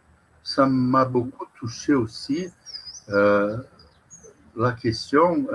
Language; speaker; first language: French; non-native, fluent; Portuguese